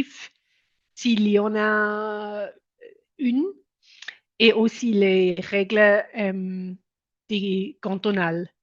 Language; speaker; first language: French; non-native, local second language; German